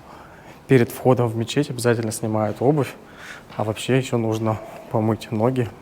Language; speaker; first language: Russian; native; Russian